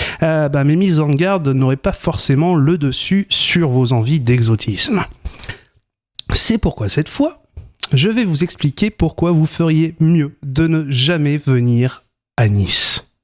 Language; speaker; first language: French; native; French